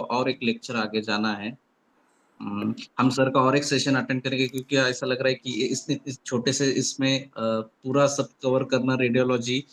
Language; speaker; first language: Hindi; non-native, local second language; Marathi